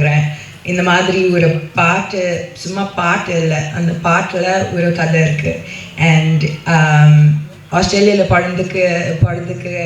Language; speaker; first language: Tamil; early bilingual, heritage; Tamil